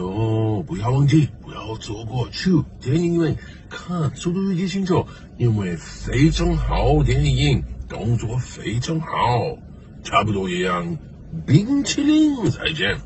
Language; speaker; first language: Chinese; non-native, learner; English